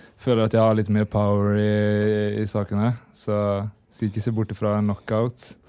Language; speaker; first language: Norwegian; native; Norwegian